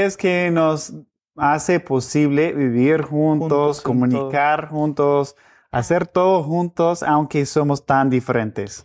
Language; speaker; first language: Spanish; non-native, fluent; English